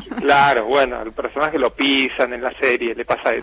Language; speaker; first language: Spanish; native; Spanish